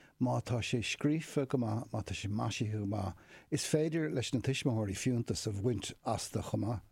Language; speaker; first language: Irish; non-native, local second language; English